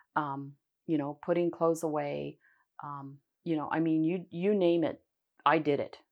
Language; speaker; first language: English; native; English